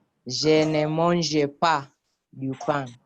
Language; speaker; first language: French; non-native, learner; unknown